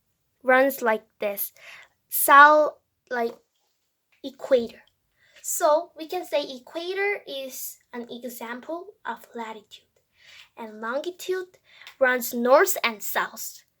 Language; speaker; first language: English; non-native, fluent; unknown